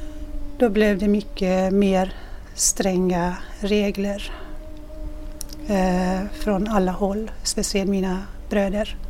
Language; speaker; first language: Swedish; non-native, fluent; Persian